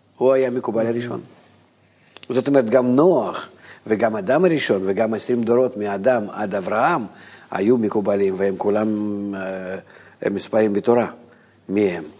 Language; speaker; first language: Hebrew; non-native, fluent; Russian